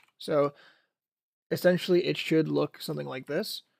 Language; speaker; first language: English; native; English